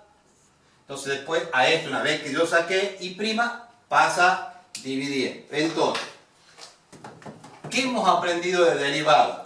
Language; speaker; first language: Spanish; native; Spanish